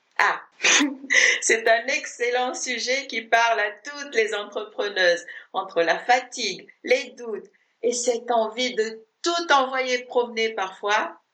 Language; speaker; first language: French; non-native, fluent; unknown